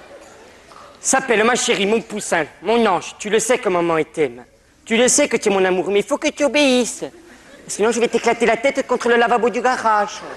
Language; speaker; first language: French; native; French